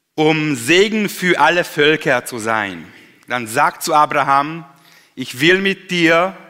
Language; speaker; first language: German; non-native, fluent; Hungarian